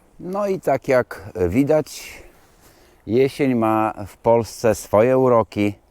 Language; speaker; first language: Polish; native; Polish